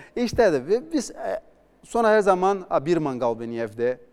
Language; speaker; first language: Turkish; non-native, learner; Portuguese